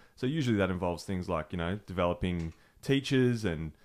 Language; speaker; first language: English; native; English